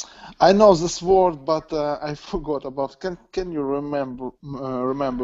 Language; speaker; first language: English; non-native, learner; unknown